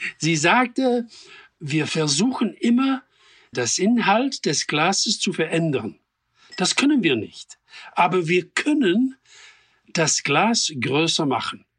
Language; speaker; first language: German; non-native, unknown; English